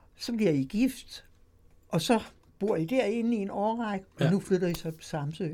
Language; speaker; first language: Danish; native; Danish